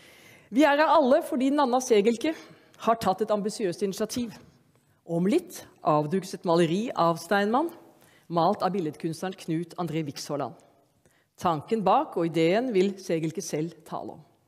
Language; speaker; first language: Norwegian; native; Norwegian